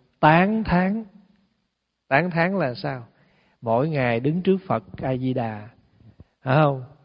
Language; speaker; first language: Vietnamese; early bilingual, heritage; Vietnamese